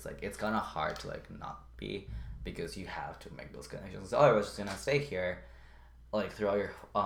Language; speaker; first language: English; non-native, fluent; Spanish